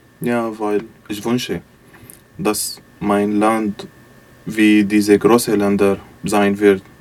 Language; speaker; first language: German; non-native, learner; Arabic